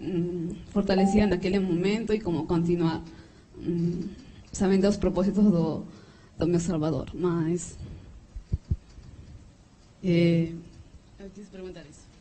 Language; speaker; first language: Portuguese; non-native, learner; Spanish